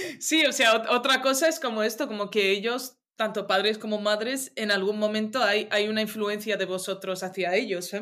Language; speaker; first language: Spanish; early bilingual, other home language; Arabic